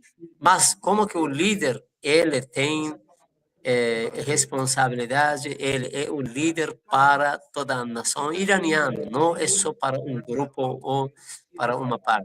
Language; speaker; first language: Portuguese; non-native, fluent; Persian